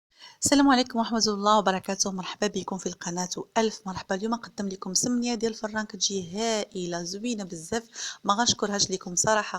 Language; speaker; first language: Arabic; native; Arabic